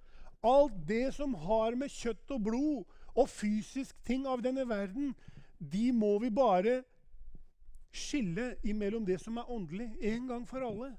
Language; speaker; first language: Norwegian; non-native, fluent; Albanian